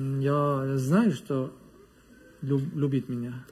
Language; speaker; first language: Russian; non-native, learner; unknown